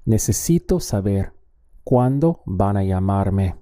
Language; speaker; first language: Spanish; non-native, fluent; English